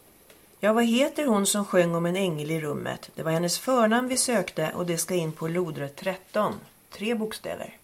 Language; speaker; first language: Swedish; native; Swedish